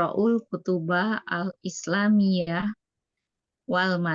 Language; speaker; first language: Arabic; non-native, learner; Indonesian